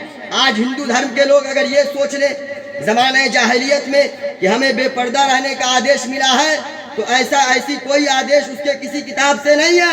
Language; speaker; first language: Hindi; native; Hindi